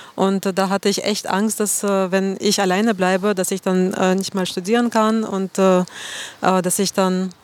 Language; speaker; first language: German; non-native, fluent; Russian